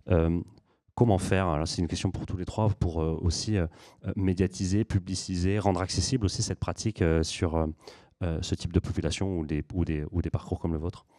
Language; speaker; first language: French; native; French